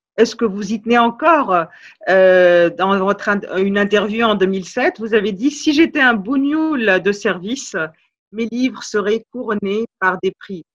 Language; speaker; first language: French; non-native, local second language; Arabic